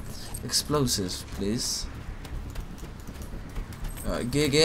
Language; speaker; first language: English; non-native, fluent; Swedish